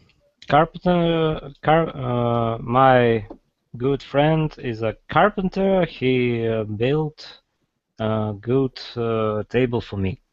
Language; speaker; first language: English; non-native, fluent; Russian